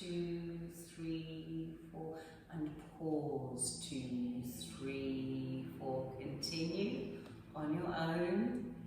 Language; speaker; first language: English; native; English